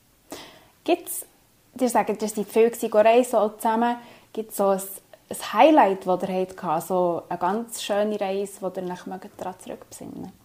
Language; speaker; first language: German; native; German